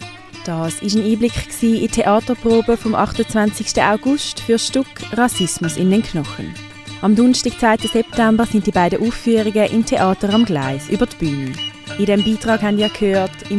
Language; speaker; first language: German; native; German